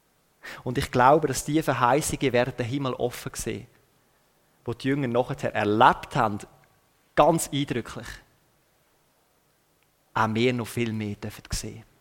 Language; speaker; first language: German; native; German